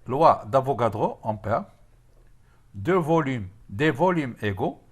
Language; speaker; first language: French; non-native, local second language; Arabic